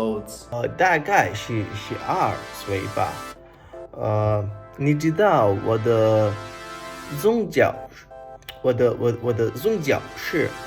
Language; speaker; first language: Chinese; non-native, learner; English